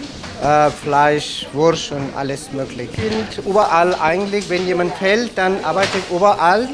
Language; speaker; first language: German; non-native, fluent; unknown